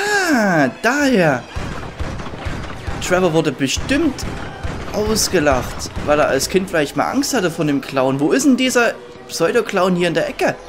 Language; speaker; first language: German; native; German